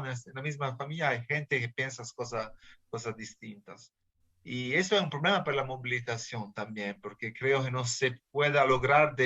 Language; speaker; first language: Spanish; non-native, fluent; Italian